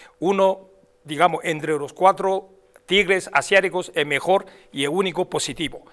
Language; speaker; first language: Spanish; non-native, fluent; Chinese